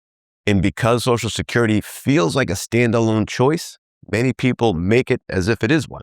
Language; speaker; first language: English; native; English